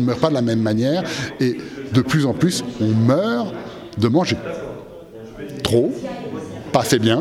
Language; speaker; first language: French; native; French